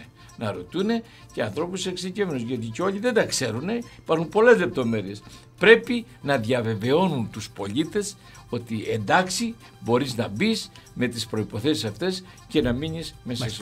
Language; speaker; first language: Greek; native; Greek